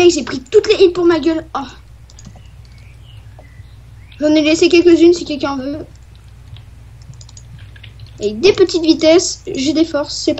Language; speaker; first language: French; native; French